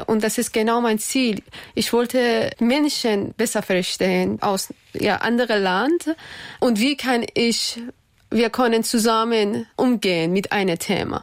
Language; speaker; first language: German; non-native, learner; Persian